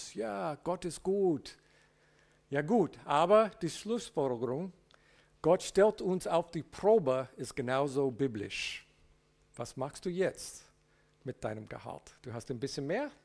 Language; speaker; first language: German; non-native, learner; English